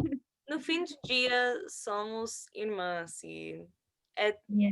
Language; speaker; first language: Portuguese; non-native, learner; English